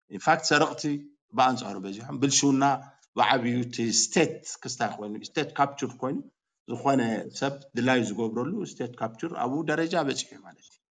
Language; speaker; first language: Tigrinya; native; Tigrinya